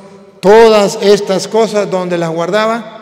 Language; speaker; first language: Spanish; native; Spanish